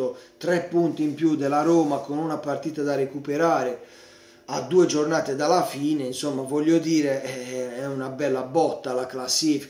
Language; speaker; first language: Italian; native; Italian